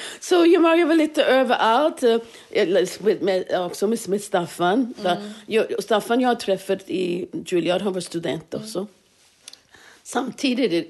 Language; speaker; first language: Swedish; non-native, fluent; English